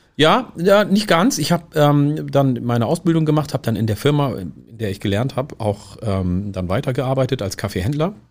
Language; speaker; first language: German; early bilingual, other home language; Oromo